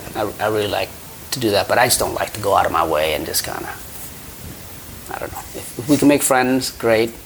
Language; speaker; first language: English; early bilingual, other home language; Khmer